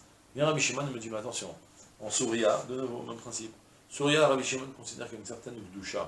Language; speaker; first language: French; native; French